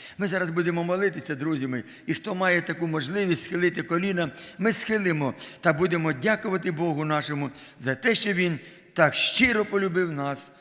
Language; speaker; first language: Ukrainian; non-native, local second language; Russian